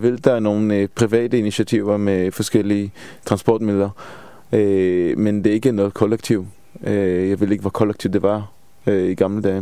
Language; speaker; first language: Danish; non-native, fluent; Hebrew